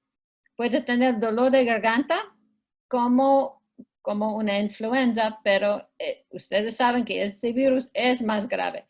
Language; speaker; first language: Spanish; non-native, fluent; English